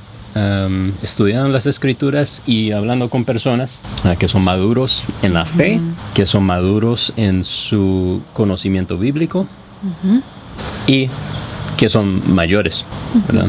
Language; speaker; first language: Spanish; non-native, fluent; English